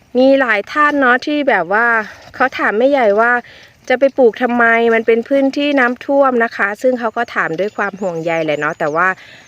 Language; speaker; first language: Thai; non-native, local second language; Northeastern Thai